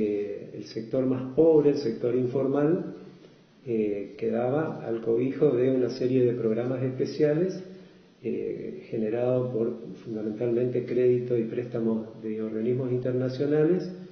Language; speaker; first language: Spanish; native; Spanish